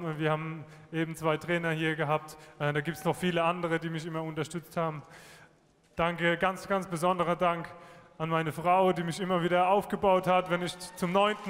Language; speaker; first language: German; native; German